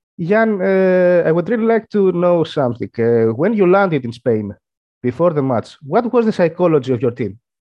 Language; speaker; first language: English; non-native, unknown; Greek